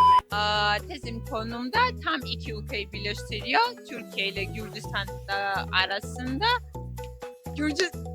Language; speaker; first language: Turkish; non-native, fluent; Georgian